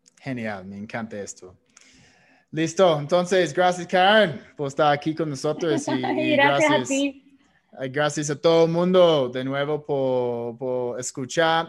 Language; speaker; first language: Spanish; non-native, fluent; English